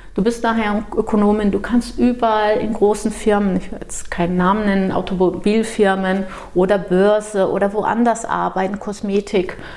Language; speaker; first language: German; non-native, fluent; Portuguese